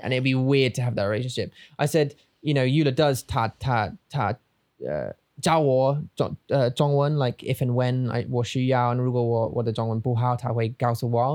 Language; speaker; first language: English; native; English